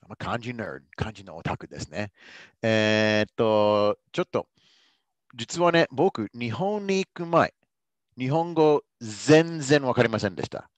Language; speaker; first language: Japanese; non-native, fluent; English